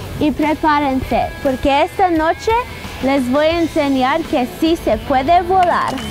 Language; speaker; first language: Spanish; early bilingual, heritage; Spanish